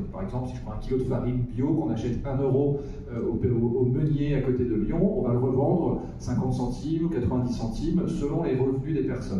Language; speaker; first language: French; native; French